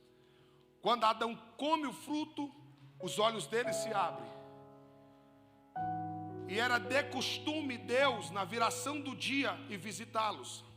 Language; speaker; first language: Portuguese; native; Portuguese